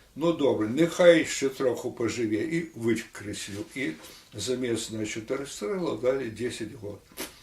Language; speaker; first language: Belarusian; native; Belarusian